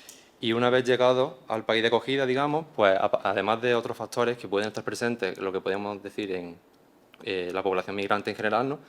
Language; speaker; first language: Spanish; native; Spanish